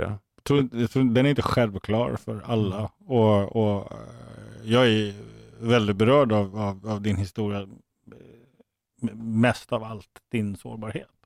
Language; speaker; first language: Swedish; native; Swedish